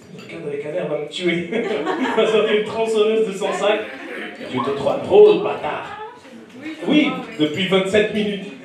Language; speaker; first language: French; non-native, fluent; Portuguese